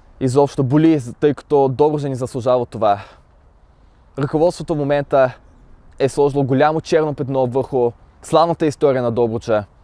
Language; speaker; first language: Bulgarian; early bilingual, other home language; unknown